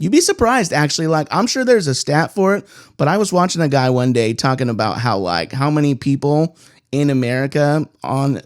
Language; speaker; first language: English; native; English